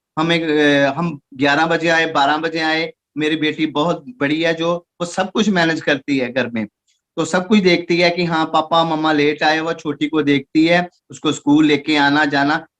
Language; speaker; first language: Hindi; non-native, local second language; Punjabi